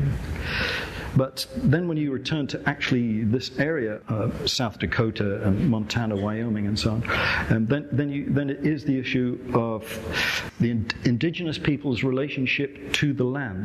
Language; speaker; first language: English; native; English